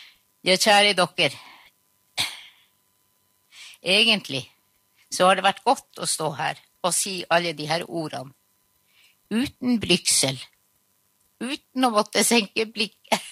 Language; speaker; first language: Norwegian; non-native, local second language; Northern Sami